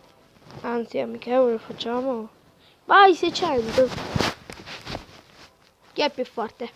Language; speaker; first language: Italian; native; Italian